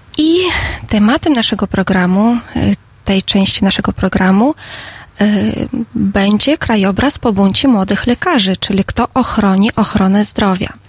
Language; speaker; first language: Polish; non-native, fluent; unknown